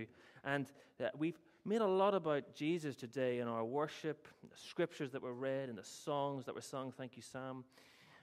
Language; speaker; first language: English; native; English